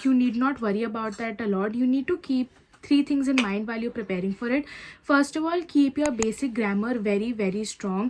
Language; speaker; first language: English; non-native, local second language; Hindi